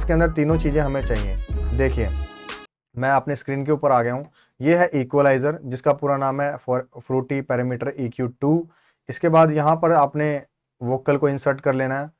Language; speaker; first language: Hindi; native; Hindi